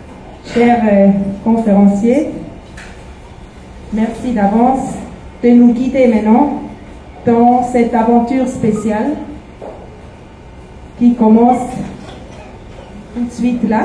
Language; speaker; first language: French; non-native, fluent; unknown